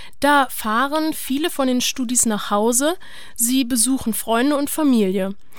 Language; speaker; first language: German; native; German